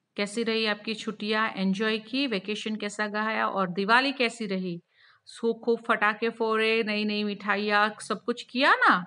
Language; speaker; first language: Hindi; non-native, local second language; Gujarati